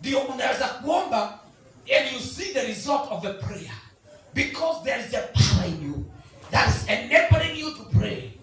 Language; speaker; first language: English; non-native, local second language; Swahili